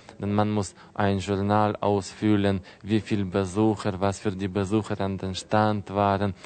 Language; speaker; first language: German; non-native, fluent; Russian